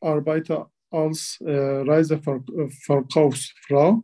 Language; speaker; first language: German; non-native, learner; Turkish